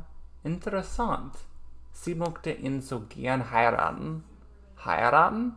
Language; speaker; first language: German; non-native, learner; English